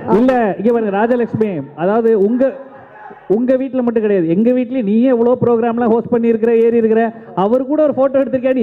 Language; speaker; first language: Tamil; native; Tamil